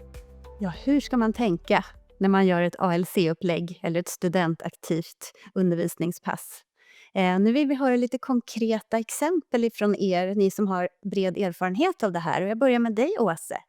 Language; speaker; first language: Swedish; native; Swedish